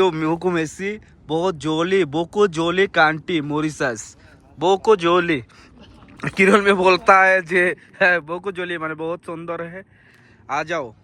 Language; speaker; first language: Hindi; non-native, learner; Bangla